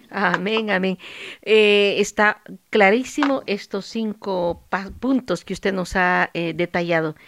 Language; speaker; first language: Spanish; native; Spanish